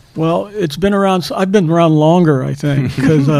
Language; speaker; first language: English; native; English